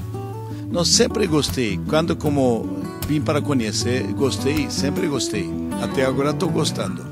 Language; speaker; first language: Portuguese; non-native, learner; Japanese